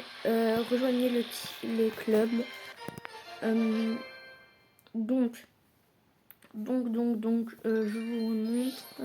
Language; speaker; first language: French; native; French